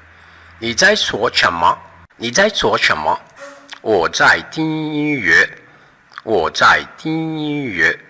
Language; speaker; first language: Chinese; non-native, fluent; Portuguese